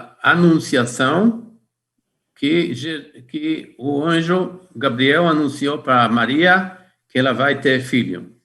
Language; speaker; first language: Portuguese; non-native, fluent; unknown